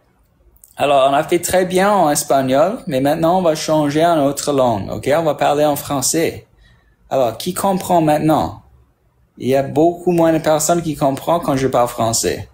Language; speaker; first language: French; non-native, learner; English